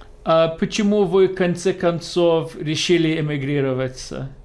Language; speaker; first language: Russian; non-native, fluent; English